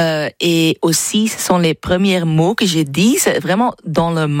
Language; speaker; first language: French; non-native, fluent; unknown